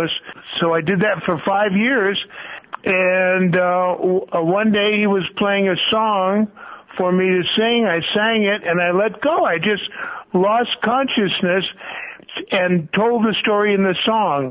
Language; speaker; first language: English; native; English